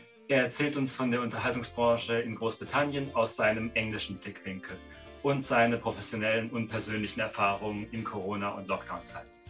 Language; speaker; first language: German; native; German